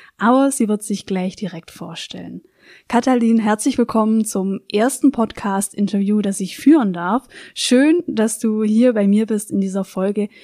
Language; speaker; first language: German; native; German